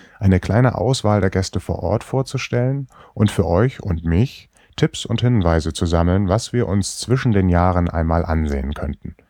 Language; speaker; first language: German; native; German